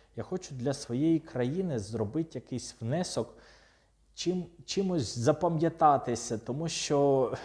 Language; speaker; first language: Ukrainian; non-native, local second language; Russian